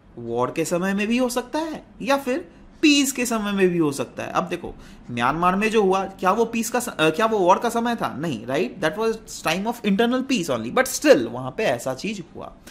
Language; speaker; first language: Hindi; non-native, local second language; Assamese